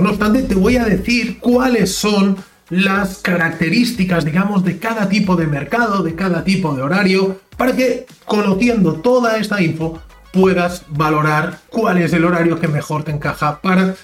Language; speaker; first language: Spanish; native; Spanish